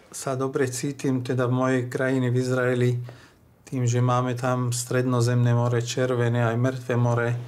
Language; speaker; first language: Slovak; non-native, fluent; Arabic